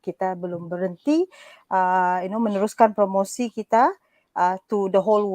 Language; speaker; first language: Malay; native; Malay